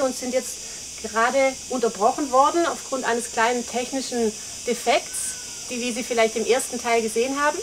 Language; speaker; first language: German; native; German